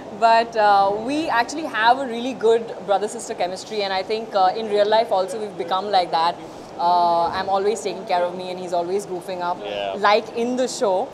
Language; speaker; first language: English; non-native, local second language; Bangla